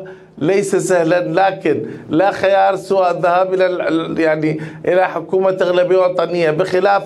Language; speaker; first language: Arabic; native; Arabic